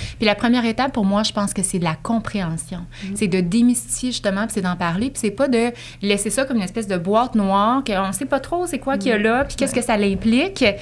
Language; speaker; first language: French; native; French